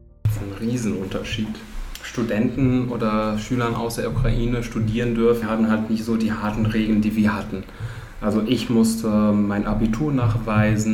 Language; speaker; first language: German; non-native, fluent; Arabic